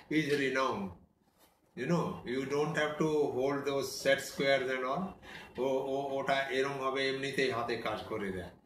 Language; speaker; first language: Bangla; non-native, local second language; Punjabi